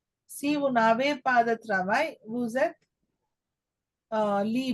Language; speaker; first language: French; non-native, fluent; Telugu